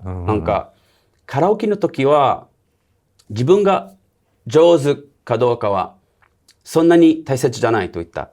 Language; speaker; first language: Japanese; non-native, learner; English